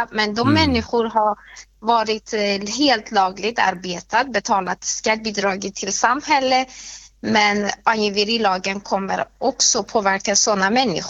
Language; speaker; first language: Swedish; non-native, fluent; Persian